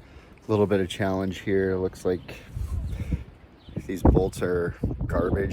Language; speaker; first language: English; native; English